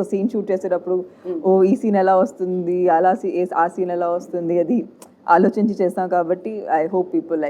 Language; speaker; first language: Telugu; non-native, fluent; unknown